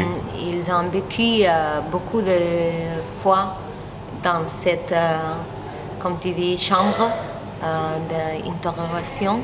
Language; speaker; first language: French; non-native, learner; Spanish